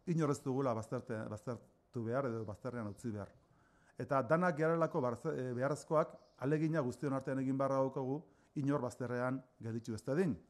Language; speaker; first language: Basque; native; Basque